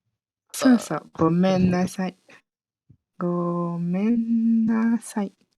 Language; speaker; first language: Japanese; non-native, fluent; Malay